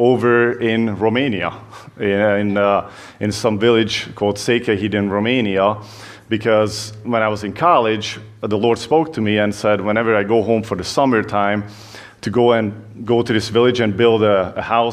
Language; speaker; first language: English; non-native, fluent; Hungarian